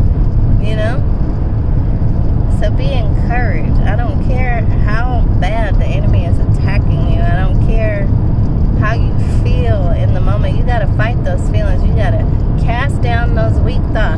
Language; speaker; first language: English; native; English